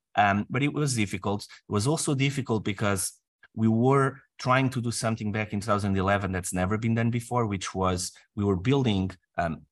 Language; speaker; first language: English; non-native, fluent; Portuguese